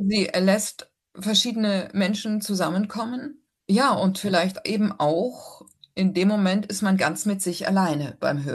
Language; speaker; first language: German; native; German